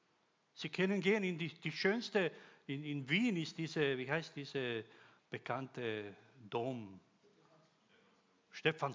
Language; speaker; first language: German; non-native, fluent; Croatian